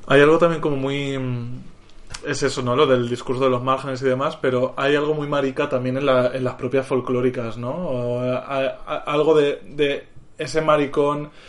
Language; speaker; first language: Spanish; native; Spanish